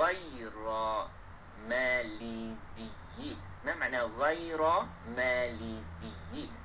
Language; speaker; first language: Arabic; non-native, fluent; Malay